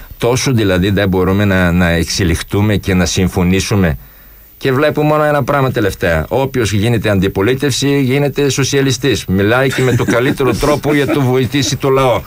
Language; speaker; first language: Greek; non-native, fluent; Polish